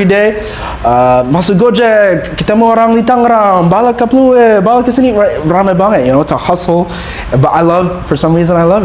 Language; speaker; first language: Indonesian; non-native, learner; English